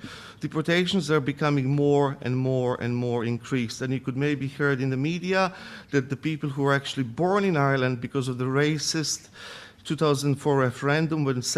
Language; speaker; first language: English; non-native, fluent; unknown